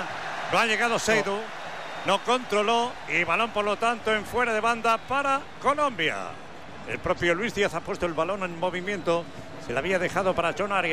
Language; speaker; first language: Spanish; native; Spanish